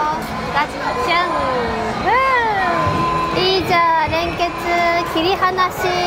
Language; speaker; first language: Japanese; native; Japanese